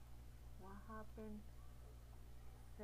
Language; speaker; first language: English; non-native, learner; Spanish